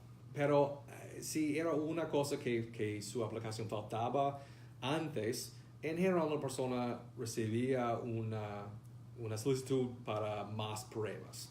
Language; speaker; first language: Spanish; non-native, fluent; English